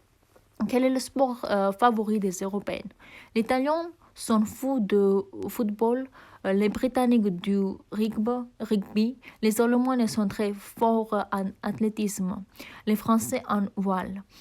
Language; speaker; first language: French; non-native, learner; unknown